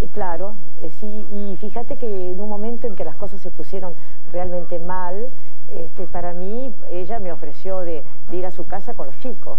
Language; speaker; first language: Spanish; native; Spanish